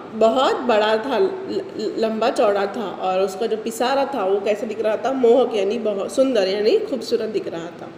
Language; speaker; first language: Hindi; non-native, local second language; Marathi